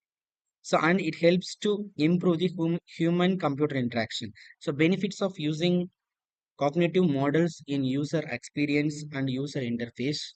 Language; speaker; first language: English; non-native, local second language; Tamil